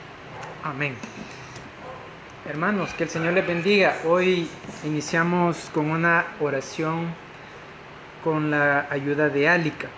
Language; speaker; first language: Spanish; native; Spanish